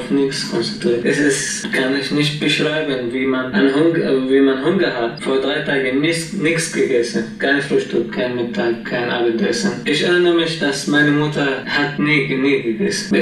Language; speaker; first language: German; non-native, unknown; Arabic